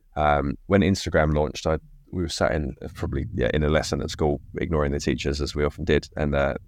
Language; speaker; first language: English; native; English